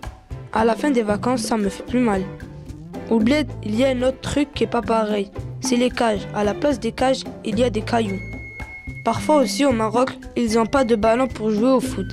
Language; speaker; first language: French; early bilingual, other home language; Arabic